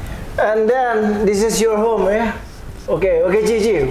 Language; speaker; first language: English; non-native, learner; Indonesian